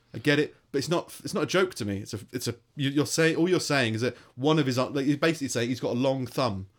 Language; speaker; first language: English; native; English